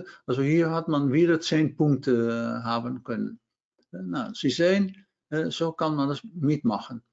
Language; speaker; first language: German; non-native, learner; Dutch